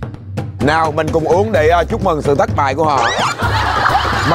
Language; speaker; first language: Vietnamese; native; Vietnamese